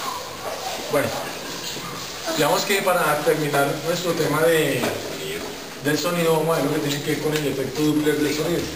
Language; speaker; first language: Spanish; native; Spanish